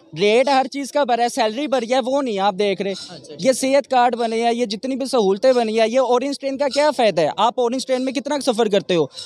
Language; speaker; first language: Urdu; non-native, local second language; Punjabi